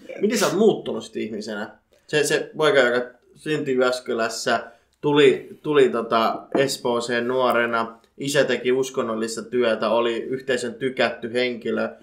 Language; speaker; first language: Finnish; early bilingual, other home language; Punjabi